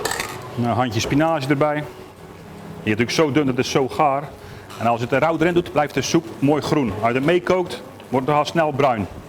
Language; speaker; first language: Dutch; native; Dutch